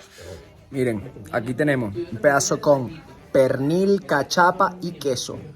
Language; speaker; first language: Spanish; native; Spanish